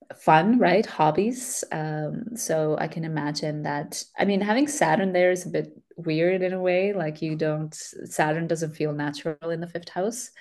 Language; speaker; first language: English; early bilingual, other home language; Macedonian